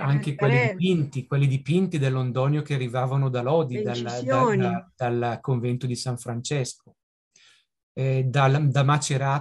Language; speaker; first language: Italian; native; Italian